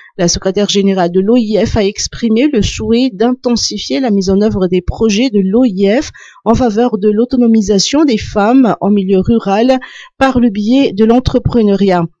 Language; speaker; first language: French; non-native, local second language; Malagasy